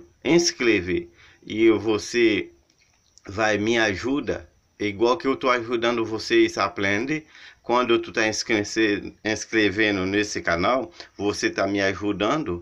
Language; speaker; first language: Portuguese; non-native, learner; Haitian Creole